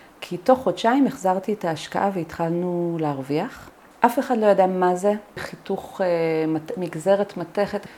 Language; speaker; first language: Hebrew; native; Hebrew